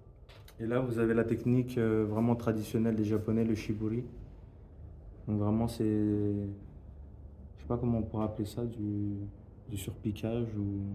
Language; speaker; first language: French; native; French